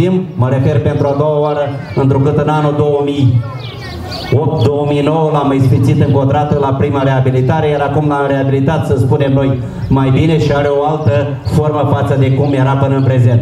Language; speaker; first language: Romanian; native; Romanian